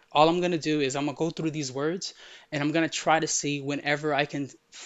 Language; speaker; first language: English; early bilingual, other home language; Arabic